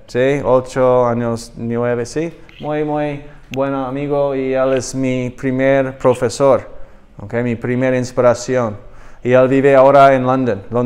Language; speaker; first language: Spanish; non-native, learner; English